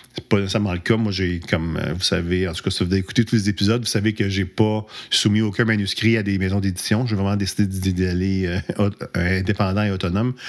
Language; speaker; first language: French; native; French